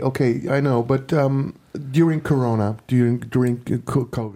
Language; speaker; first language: English; non-native, fluent; Turkish